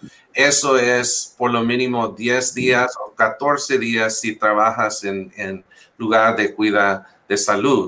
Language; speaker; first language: Spanish; early bilingual, heritage; English